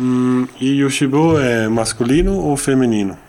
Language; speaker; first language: Portuguese; non-native, fluent; Dutch